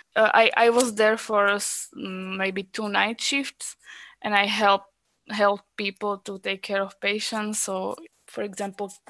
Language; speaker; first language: English; non-native, fluent; Slovak